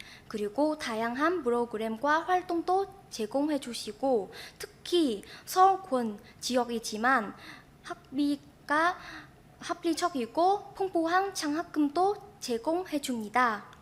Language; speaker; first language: Korean; non-native, fluent; Vietnamese